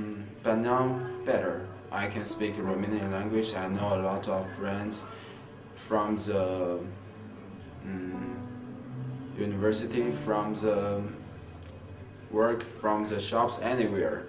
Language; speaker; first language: English; non-native, fluent; Chinese